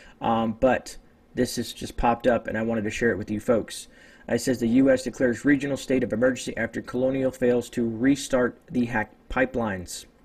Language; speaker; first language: English; native; English